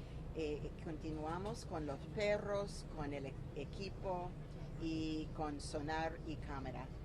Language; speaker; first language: Spanish; non-native, fluent; English